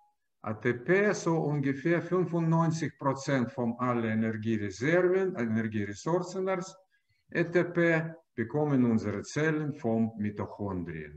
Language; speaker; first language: German; non-native, fluent; Russian